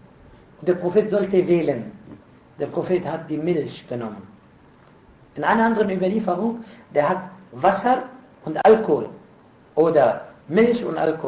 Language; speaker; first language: German; non-native, fluent; Arabic